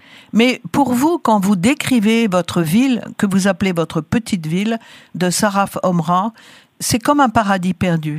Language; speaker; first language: French; native; French